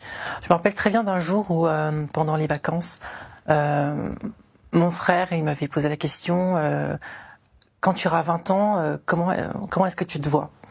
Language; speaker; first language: French; native; French